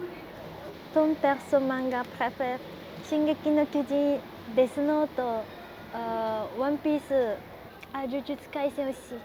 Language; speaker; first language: French; non-native, learner; Japanese